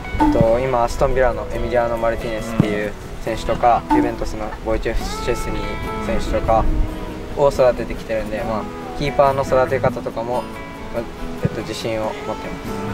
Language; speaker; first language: Japanese; native; Japanese